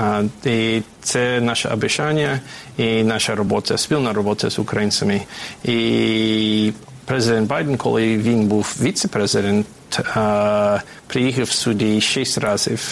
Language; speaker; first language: Ukrainian; non-native, fluent; English